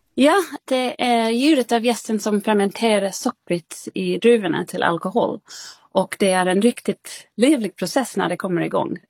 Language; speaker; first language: Swedish; non-native, fluent; English